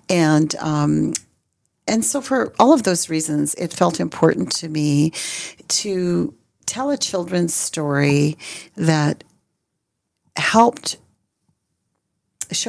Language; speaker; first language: English; native; English